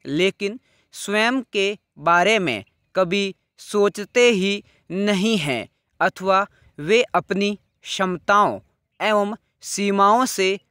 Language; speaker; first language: Hindi; native; Hindi